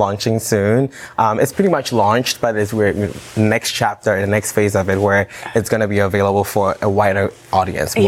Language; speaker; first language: English; non-native, local second language; Akan